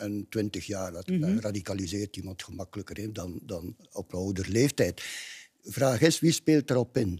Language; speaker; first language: Dutch; native; Dutch